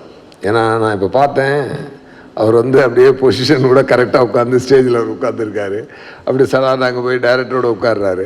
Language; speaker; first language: Tamil; native; Tamil